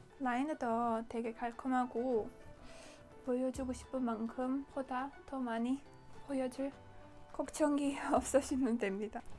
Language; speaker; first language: Korean; non-native, fluent; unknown